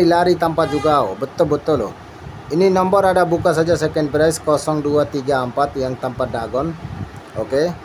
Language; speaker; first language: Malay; non-native, learner; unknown